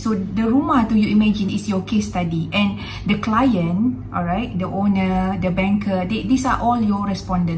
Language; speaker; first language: English; non-native, local second language; Malay